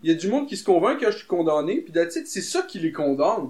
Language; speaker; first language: French; native; French